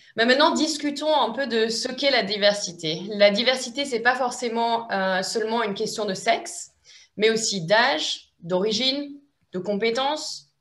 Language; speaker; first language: French; native; French